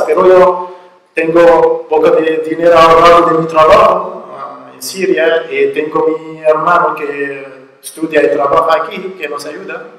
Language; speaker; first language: Spanish; non-native, learner; Arabic